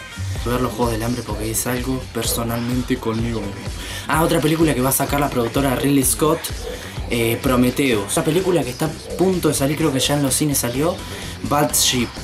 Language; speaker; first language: Spanish; native; Spanish